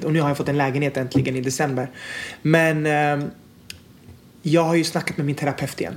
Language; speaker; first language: Swedish; native; Swedish